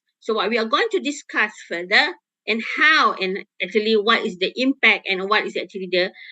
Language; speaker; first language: English; non-native, local second language; Malay